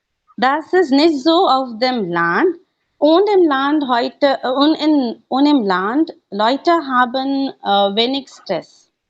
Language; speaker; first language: German; non-native, learner; Hindi